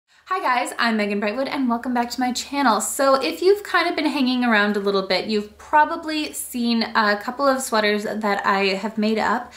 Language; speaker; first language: English; native; English